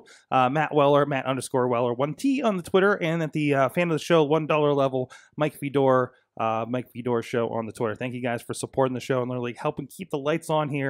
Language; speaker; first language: English; native; English